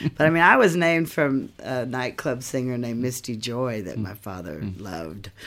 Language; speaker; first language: English; native; English